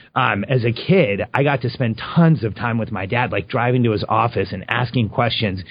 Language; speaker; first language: English; early bilingual, other home language; Spanish